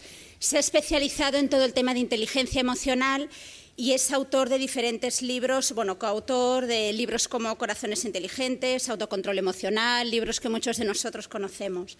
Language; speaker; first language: Spanish; native; Spanish